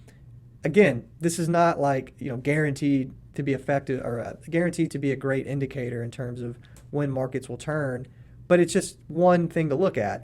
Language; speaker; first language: English; native; English